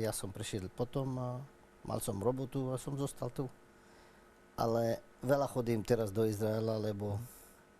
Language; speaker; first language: Slovak; non-native, learner; Arabic